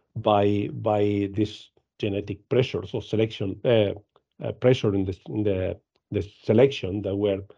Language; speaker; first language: English; non-native, fluent; Spanish